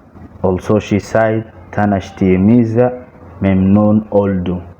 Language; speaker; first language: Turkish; non-native, learner; Somali